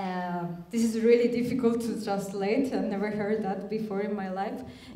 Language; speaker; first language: English; non-native, learner; Spanish